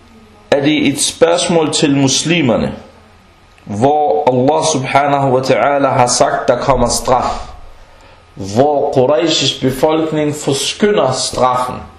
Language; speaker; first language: Danish; non-native, local second language; Arabic